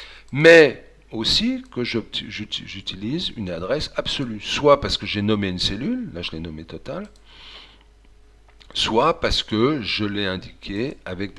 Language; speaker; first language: French; native; French